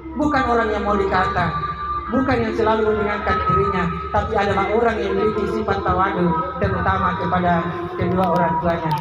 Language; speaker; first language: Indonesian; non-native, local second language; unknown